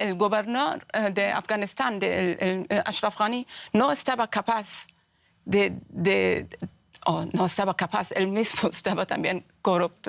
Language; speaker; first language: Spanish; non-native, fluent; Persian